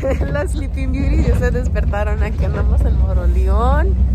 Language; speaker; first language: Spanish; early bilingual, heritage; Spanish